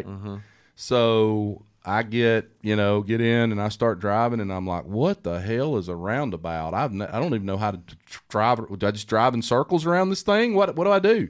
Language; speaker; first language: English; native; English